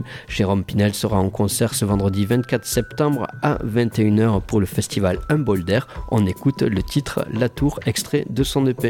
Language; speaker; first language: French; native; French